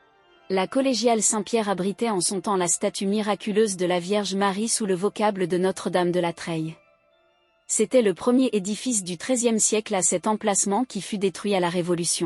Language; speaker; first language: French; native; French